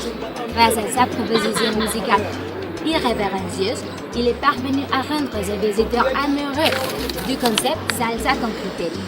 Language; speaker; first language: French; non-native, learner; Spanish